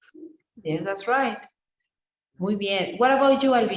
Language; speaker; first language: English; non-native, fluent; Spanish